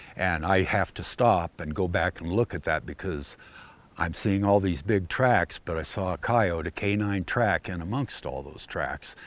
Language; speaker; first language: English; native; English